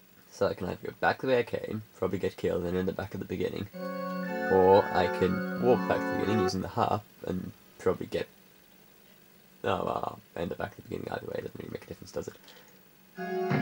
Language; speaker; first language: English; native; English